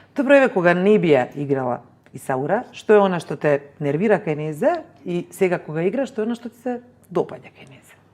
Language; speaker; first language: Macedonian; native; Macedonian